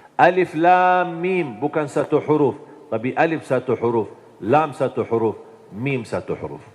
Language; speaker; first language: Indonesian; non-native, fluent; Arabic